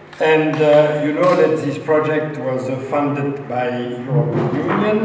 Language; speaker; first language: English; non-native, fluent; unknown